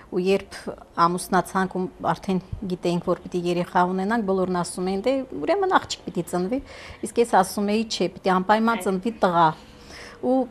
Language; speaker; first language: Armenian; native; Armenian